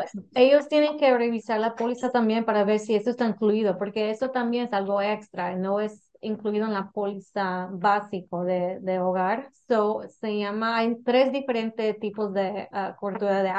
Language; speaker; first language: Spanish; early bilingual, heritage; English